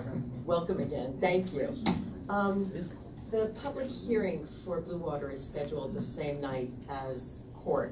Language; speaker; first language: English; native; English